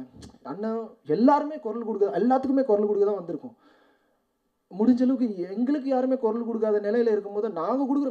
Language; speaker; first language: Tamil; native; Tamil